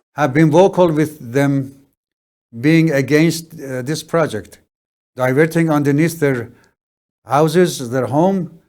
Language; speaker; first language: English; non-native, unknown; Persian